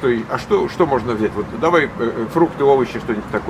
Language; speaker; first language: Russian; native; Russian